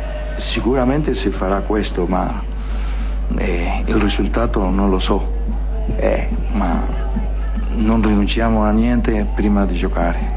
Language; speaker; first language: Italian; non-native, fluent; Spanish